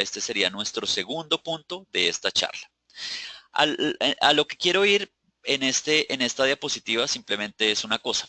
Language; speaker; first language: Spanish; native; Spanish